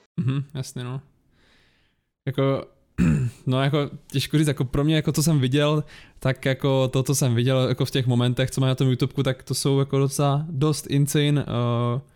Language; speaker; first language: Czech; native; Czech